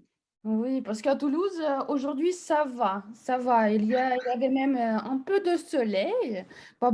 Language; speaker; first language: French; non-native, fluent; Russian